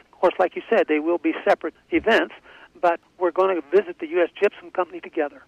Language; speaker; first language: English; native; English